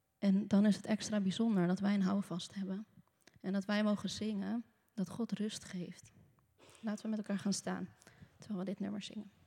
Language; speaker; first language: Dutch; native; Dutch